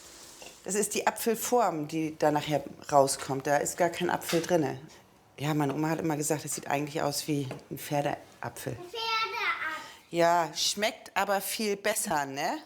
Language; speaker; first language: German; native; German